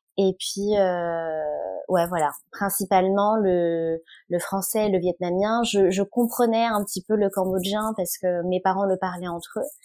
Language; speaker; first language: French; early bilingual, other home language; Vietnamese